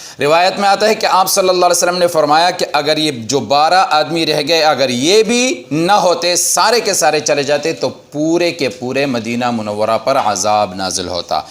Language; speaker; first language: Urdu; non-native, local second language; Pashto